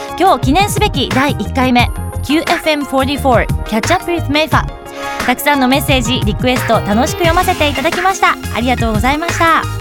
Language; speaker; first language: Japanese; early bilingual, other home language; Korean